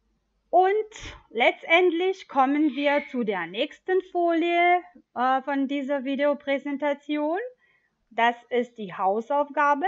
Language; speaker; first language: German; non-native, fluent; Macedonian